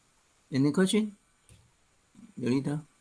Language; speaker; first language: English; non-native, fluent; Chinese